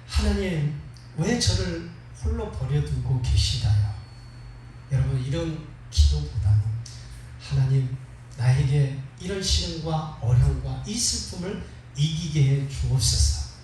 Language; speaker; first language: Korean; native; Korean